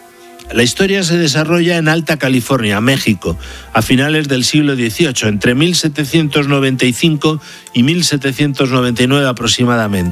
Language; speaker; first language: Spanish; native; Spanish